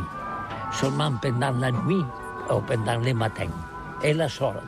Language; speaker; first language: French; non-native, learner; Catalan